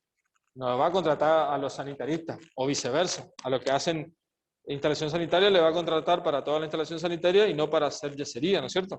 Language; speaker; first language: Spanish; native; Spanish